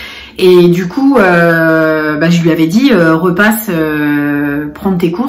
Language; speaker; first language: French; native; French